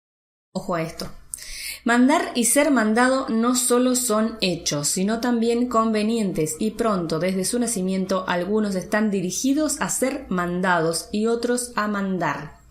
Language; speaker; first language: Spanish; native; Spanish